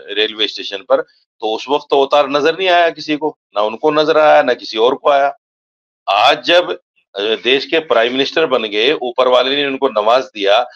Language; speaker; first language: Hindi; native; Hindi